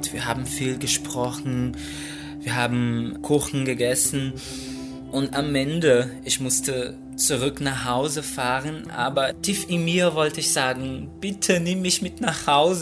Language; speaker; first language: German; non-native, fluent; Portuguese